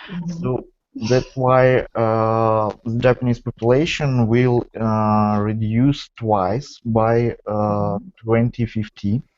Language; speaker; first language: English; non-native, fluent; Russian